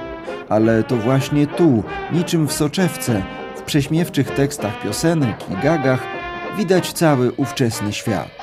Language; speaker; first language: Polish; native; Polish